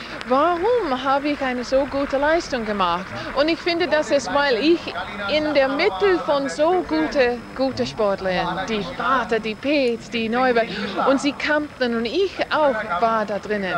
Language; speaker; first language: German; non-native, learner; English